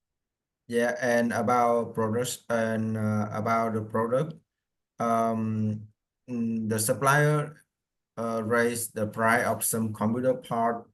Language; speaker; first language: English; non-native, learner; Vietnamese